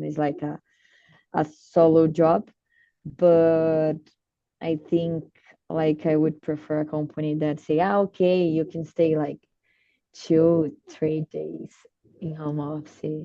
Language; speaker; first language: English; non-native, learner; Portuguese